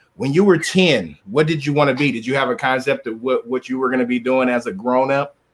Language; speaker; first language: English; native; English